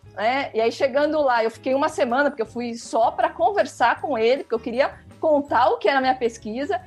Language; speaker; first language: Portuguese; native; Portuguese